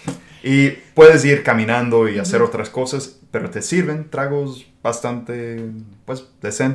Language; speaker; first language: Spanish; non-native, fluent; English